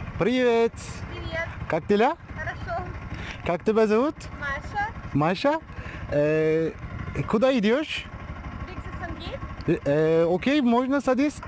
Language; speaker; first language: Russian; non-native, learner; Turkish